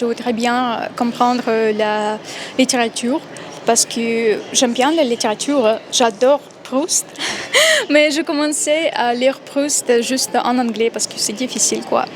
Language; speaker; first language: French; non-native, fluent; Russian